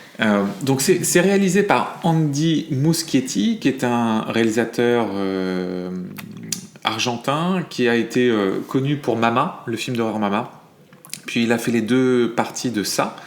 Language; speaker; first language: French; native; French